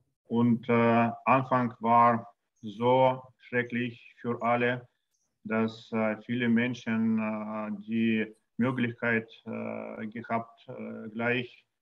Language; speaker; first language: German; non-native, learner; Russian